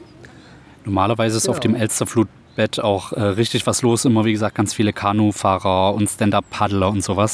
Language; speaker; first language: German; native; German